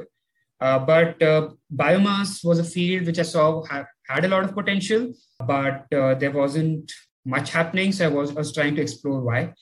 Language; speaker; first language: English; non-native, local second language; Hindi